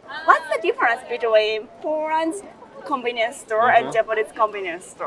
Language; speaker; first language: English; non-native, learner; Japanese